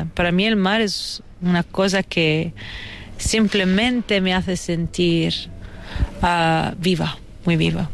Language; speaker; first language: Spanish; non-native, fluent; Italian